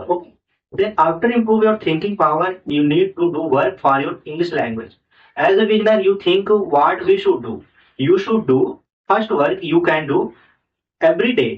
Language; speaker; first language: English; non-native, learner; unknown